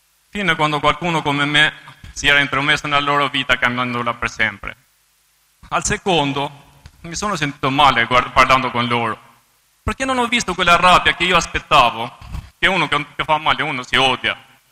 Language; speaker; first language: Italian; non-native, fluent; Albanian